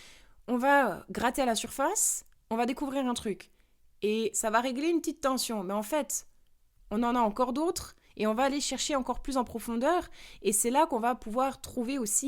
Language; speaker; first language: French; native; French